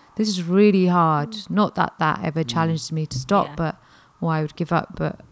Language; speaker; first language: English; native; English